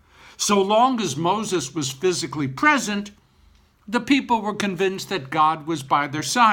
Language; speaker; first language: English; native; English